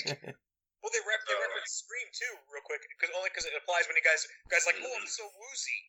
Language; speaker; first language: English; native; English